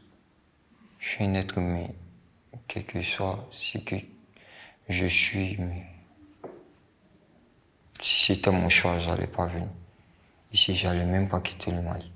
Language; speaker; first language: French; non-native, local second language; Bambara